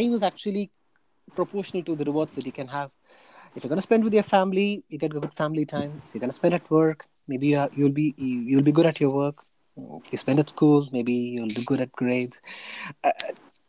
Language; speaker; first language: English; non-native, local second language; Tamil